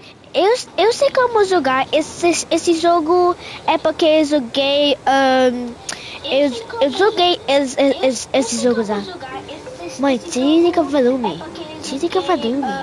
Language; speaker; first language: Portuguese; early bilingual, heritage; Portuguese